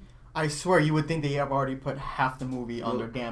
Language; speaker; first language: English; native; English